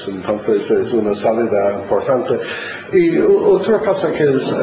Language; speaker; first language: Spanish; non-native, fluent; English